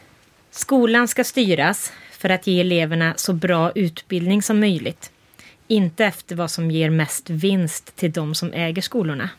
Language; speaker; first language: Swedish; native; Swedish